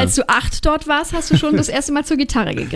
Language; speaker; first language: German; native; German